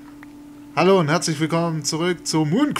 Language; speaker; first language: German; native; German